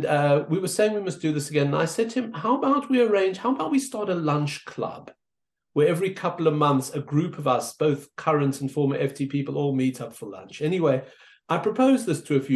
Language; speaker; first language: English; native; English